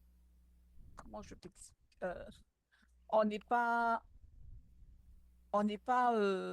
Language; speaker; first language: French; non-native, local second language; Malagasy